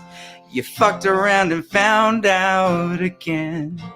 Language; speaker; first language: English; native; English